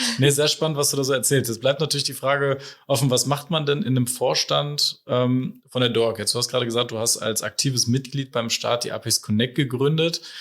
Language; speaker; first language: German; native; German